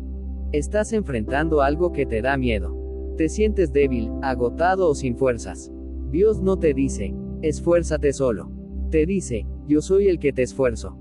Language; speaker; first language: Spanish; native; Spanish